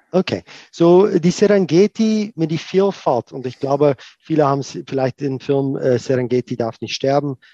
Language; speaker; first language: German; non-native, fluent; Afrikaans